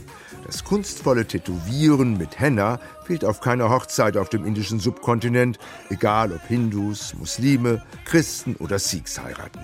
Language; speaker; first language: German; native; German